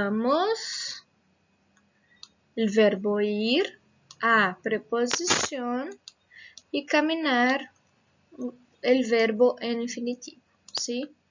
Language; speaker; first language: Spanish; non-native, fluent; Portuguese